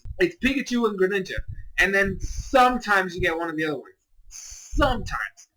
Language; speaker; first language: English; native; English